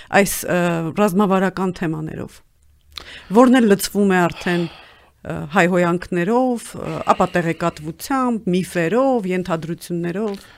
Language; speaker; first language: Armenian; native; Armenian